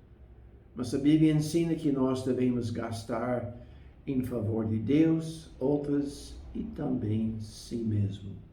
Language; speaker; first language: Portuguese; non-native, fluent; English